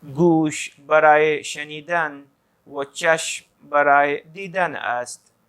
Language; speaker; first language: Persian; non-native, fluent; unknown